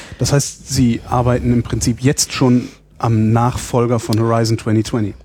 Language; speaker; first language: German; native; German